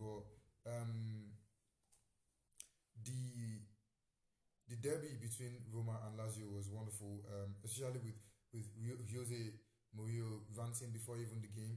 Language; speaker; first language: English; non-native, local second language; Yoruba